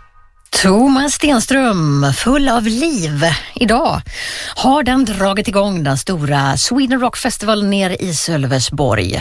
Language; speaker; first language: Swedish; native; Swedish